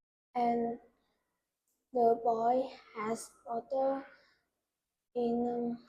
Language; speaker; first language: English; non-native, learner; Vietnamese